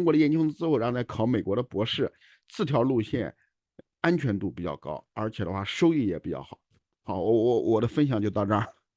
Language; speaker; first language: Chinese; native; Chinese